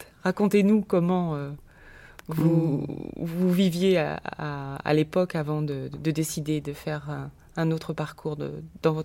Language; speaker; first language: French; native; French